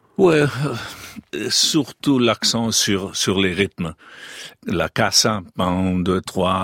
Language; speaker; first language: French; non-native, fluent; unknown